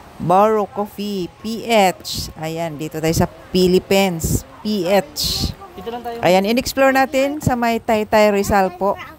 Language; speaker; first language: Filipino; non-native, local second language; Cebuano